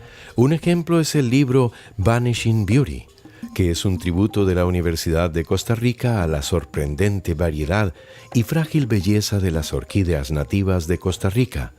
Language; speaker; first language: Spanish; native; Spanish